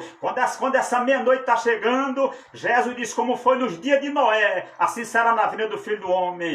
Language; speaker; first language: Portuguese; native; Portuguese